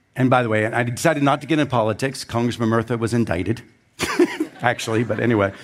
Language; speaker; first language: English; native; English